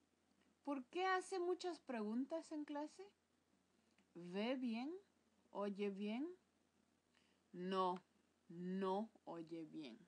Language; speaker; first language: Spanish; non-native, fluent; English